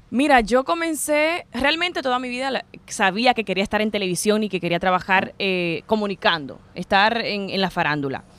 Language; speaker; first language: Spanish; native; Spanish